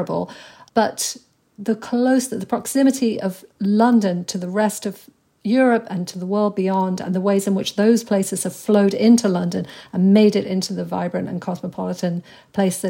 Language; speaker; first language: English; native; English